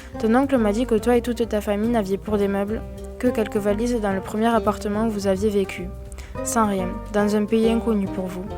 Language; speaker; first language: French; native; French